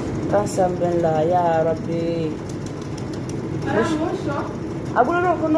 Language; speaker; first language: Arabic; non-native, learner; Oromo